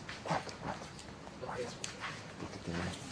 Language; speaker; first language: Spanish; non-native, fluent; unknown